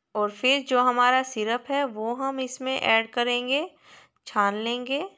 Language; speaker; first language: Hindi; native; Hindi